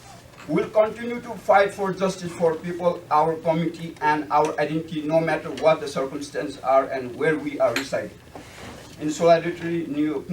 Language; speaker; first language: English; non-native, fluent; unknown